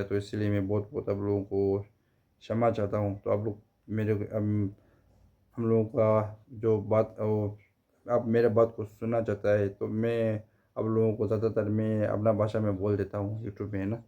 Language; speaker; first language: Hindi; non-native, fluent; Tibetan